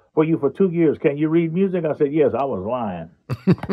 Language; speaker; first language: English; native; English